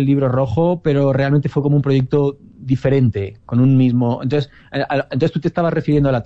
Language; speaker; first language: Spanish; native; Spanish